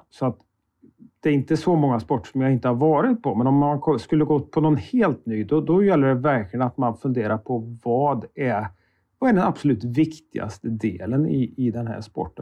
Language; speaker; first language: Swedish; native; Swedish